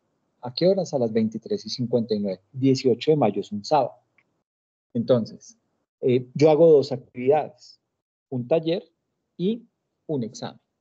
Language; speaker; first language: Spanish; native; Spanish